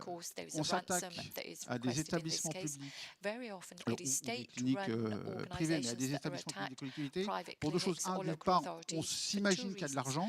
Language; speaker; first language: French; native; French